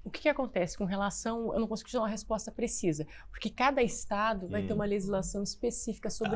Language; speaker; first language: Portuguese; native; Portuguese